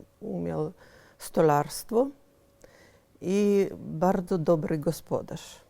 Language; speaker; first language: Polish; early bilingual, heritage; Polish